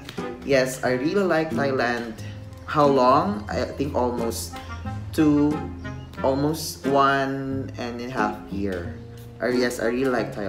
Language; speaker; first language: English; non-native, local second language; Filipino